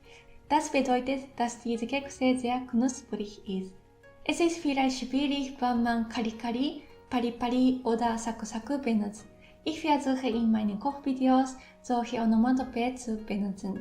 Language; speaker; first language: German; non-native, fluent; Japanese